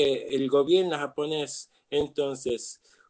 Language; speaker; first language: Spanish; non-native, learner; Japanese